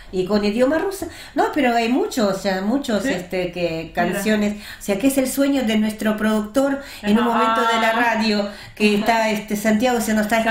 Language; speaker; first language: Spanish; early bilingual, heritage; Russian